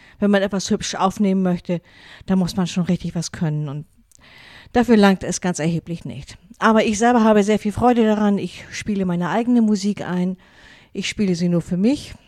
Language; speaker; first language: German; non-native, local second language; Low German